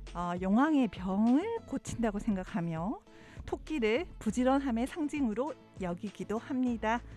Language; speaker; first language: Korean; native; Korean